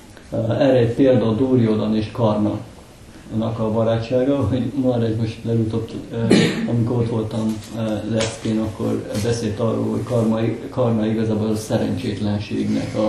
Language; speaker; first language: Hungarian; native; Hungarian